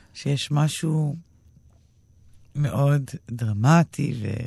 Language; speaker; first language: Hebrew; native; Hebrew